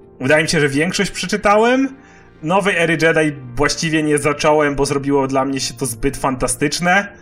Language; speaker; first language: Polish; native; Polish